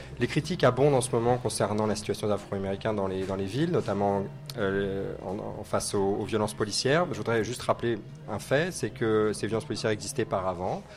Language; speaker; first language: French; native; French